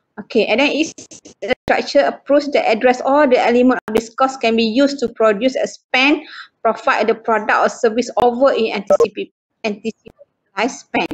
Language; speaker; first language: English; non-native, local second language; Malay